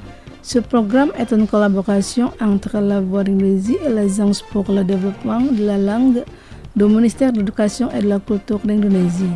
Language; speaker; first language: French; non-native, fluent; Indonesian